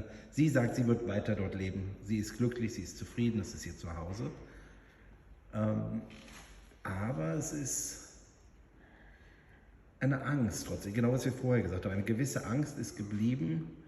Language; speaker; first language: German; native; German